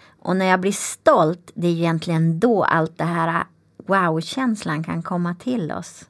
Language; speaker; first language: Swedish; native; Swedish